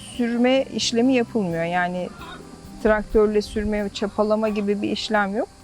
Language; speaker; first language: Turkish; native; Turkish